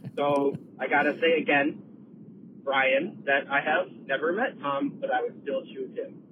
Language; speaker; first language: English; native; English